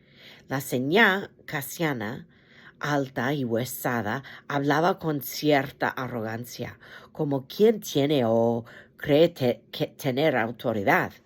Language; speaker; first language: Spanish; non-native, fluent; English